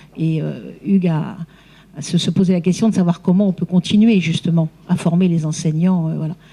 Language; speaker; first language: French; native; French